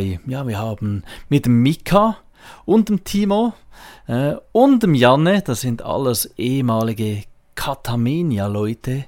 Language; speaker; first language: German; native; German